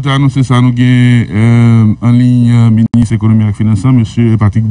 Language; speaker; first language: French; non-native, local second language; Haitian Creole